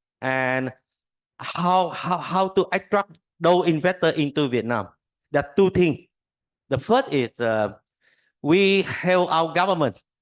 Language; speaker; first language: English; non-native, learner; Vietnamese